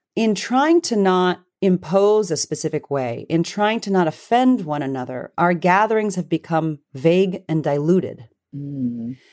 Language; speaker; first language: English; early bilingual, other home language; Hindi